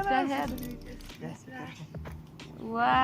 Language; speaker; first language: English; non-native, learner; Spanish